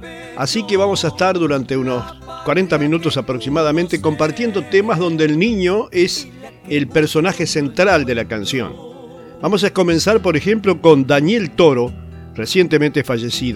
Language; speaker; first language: Spanish; native; Spanish